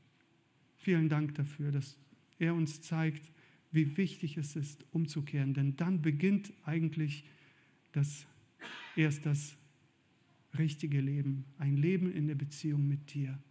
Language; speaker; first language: German; native; German